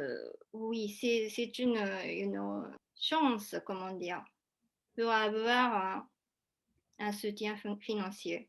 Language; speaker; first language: French; non-native, fluent; Japanese